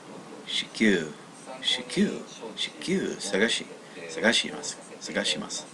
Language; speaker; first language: Japanese; non-native, learner; English